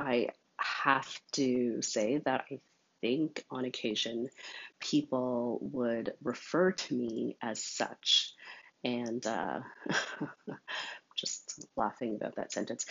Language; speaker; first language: English; native; English